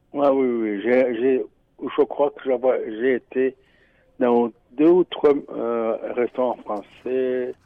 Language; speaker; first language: French; non-native, local second language; Rundi